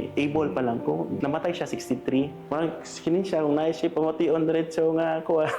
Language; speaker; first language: Cebuano; native; Cebuano